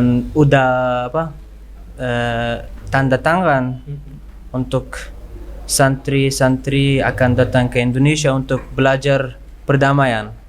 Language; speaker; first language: Indonesian; non-native, learner; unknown